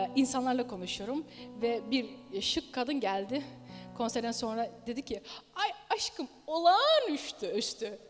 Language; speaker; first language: Turkish; early bilingual, heritage; Dutch